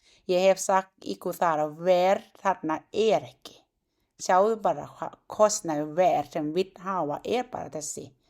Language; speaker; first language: Icelandic; non-native, learner; Thai